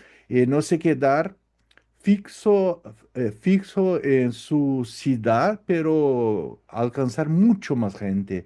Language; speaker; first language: Spanish; non-native, learner; Portuguese